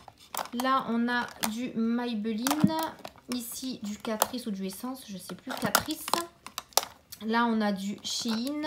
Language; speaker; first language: French; native; French